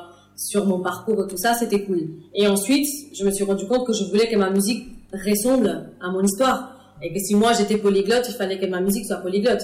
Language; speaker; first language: French; non-native, fluent; English